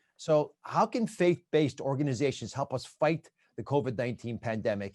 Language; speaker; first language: English; native; English